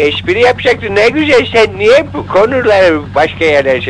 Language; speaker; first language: Turkish; native; Turkish